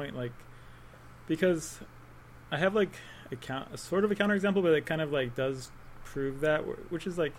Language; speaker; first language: English; native; English